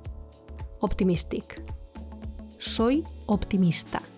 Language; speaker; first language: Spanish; native; Spanish